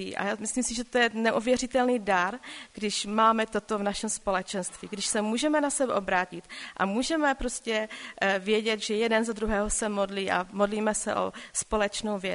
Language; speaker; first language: Czech; non-native, local second language; Polish